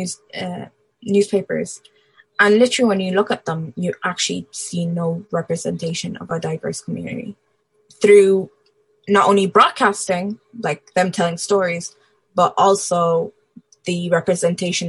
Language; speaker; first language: English; native; English